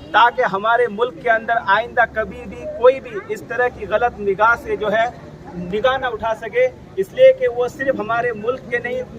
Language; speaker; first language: Urdu; native; Urdu